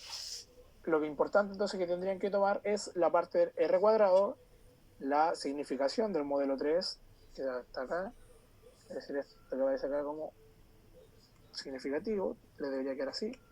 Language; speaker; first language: Spanish; native; Spanish